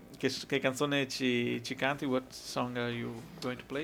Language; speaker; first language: English; non-native, fluent; Italian